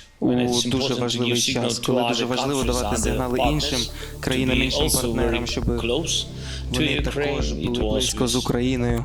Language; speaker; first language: Ukrainian; non-native, local second language; Russian